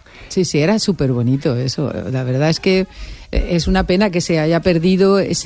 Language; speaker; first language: Spanish; native; Spanish